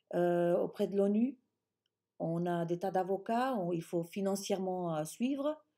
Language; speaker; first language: French; early bilingual, other home language; Spanish